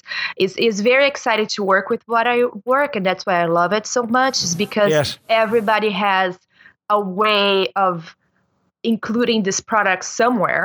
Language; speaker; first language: English; non-native, fluent; Portuguese